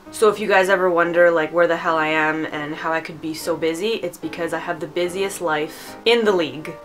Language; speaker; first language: English; early bilingual, other home language; Romanian